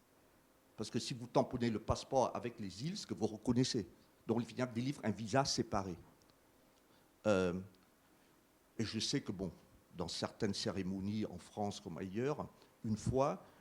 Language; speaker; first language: French; native; French